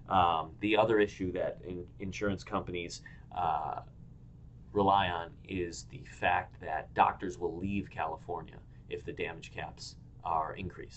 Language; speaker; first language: English; native; English